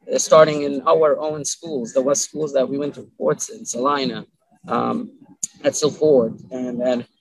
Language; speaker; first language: English; early bilingual, other home language; Arabic